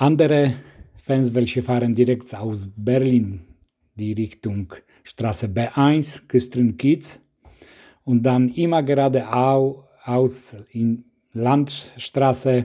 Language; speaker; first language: German; non-native, learner; Polish